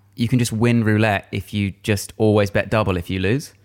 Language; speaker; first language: English; native; English